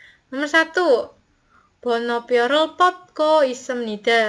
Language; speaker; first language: Korean; non-native, learner; Indonesian